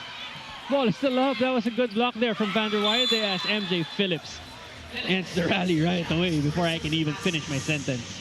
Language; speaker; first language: English; non-native, local second language; Filipino